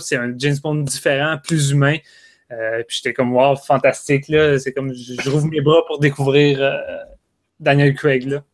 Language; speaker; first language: French; native; French